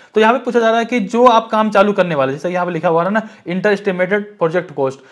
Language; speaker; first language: Hindi; native; Hindi